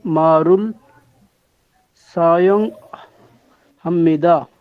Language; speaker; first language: Korean; non-native, learner; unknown